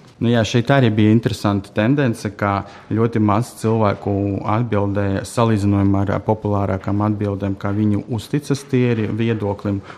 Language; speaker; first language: Latvian; non-native, local second language; Russian